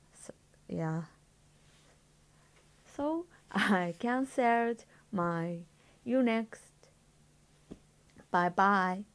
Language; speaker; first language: English; non-native, learner; Japanese